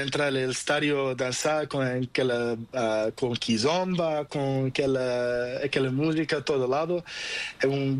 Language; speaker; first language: Spanish; non-native, learner; Portuguese